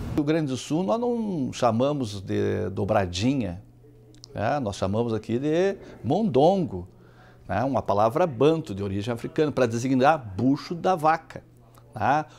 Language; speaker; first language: Portuguese; native; Portuguese